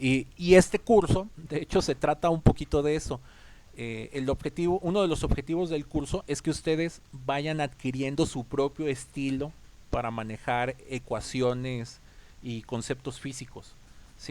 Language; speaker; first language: Spanish; native; Spanish